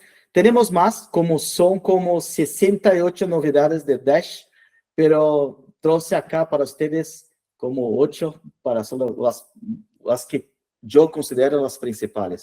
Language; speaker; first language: Spanish; non-native, fluent; Portuguese